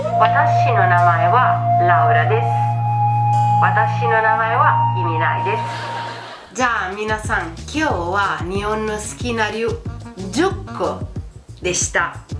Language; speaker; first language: Japanese; non-native, fluent; Italian